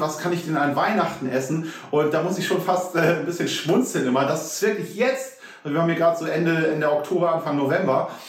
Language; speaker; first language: German; native; German